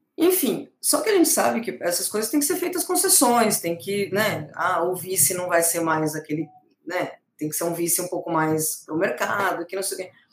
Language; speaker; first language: Portuguese; early bilingual, other home language; Spanish